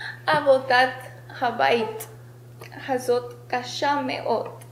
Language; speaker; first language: Hebrew; non-native, learner; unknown